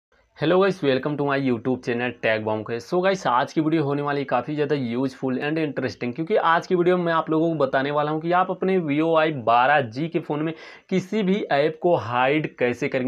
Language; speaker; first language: Hindi; native; Hindi